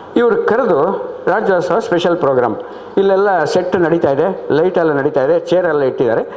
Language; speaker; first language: Kannada; native; Kannada